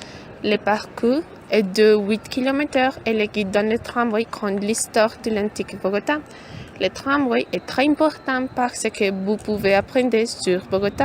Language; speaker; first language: French; non-native, learner; Spanish